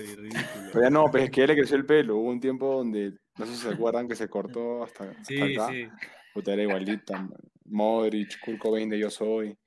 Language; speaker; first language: Spanish; native; Spanish